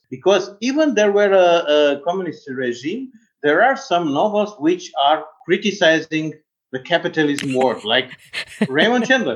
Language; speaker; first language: English; non-native, fluent; Romanian